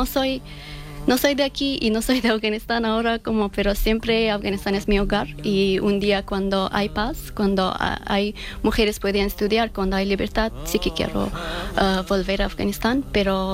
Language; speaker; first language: Spanish; non-native, fluent; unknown